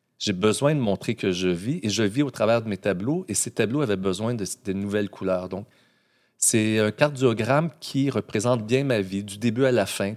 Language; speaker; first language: French; native; French